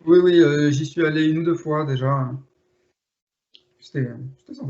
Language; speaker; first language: French; native; French